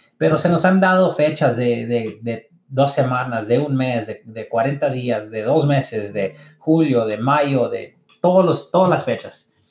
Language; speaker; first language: Spanish; early bilingual, heritage; English